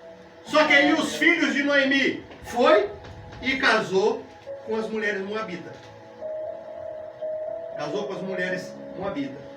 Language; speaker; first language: Portuguese; native; Portuguese